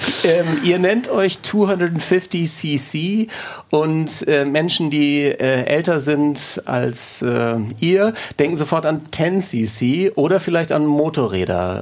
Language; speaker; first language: German; native; German